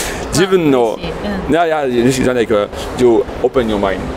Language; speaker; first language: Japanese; non-native, fluent; French